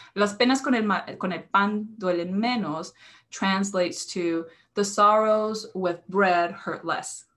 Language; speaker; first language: English; non-native, fluent; Spanish